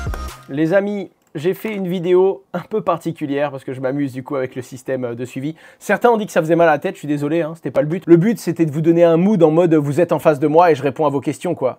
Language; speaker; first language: French; native; French